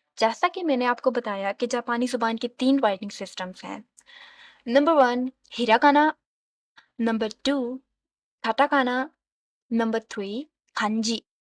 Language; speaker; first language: Urdu; native; Urdu